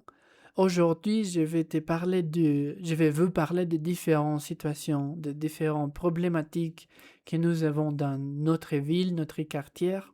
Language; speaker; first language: French; non-native, learner; Spanish